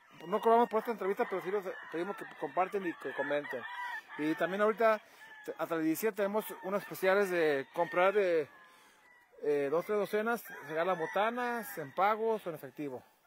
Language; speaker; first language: Spanish; native; Spanish